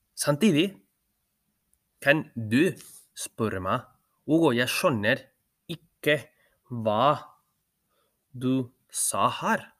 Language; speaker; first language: Norwegian; non-native, fluent; Spanish